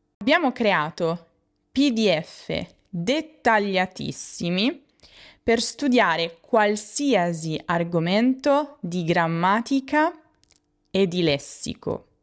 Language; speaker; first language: Italian; native; Italian